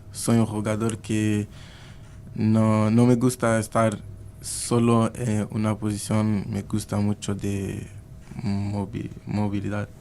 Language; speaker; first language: Spanish; non-native, learner; Portuguese